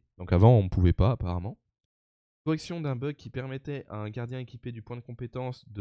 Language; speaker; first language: French; native; French